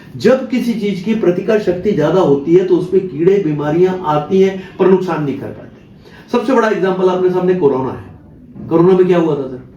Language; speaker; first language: Hindi; non-native, local second language; Marathi